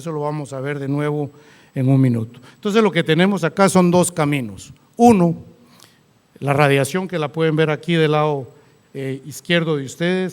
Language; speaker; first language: Spanish; native; Spanish